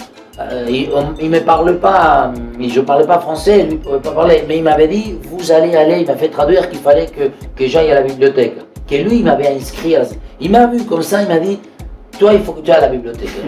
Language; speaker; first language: French; non-native, fluent; Spanish